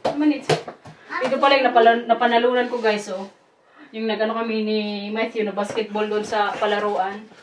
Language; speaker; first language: Filipino; non-native, local second language; Waray